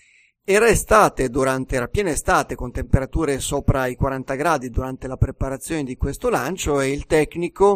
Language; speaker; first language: Italian; native; Italian